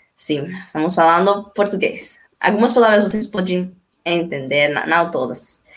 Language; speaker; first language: Portuguese; non-native, learner; Spanish